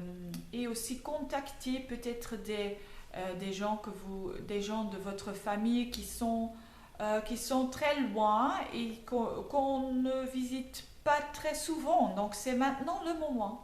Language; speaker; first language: French; non-native, fluent; Dutch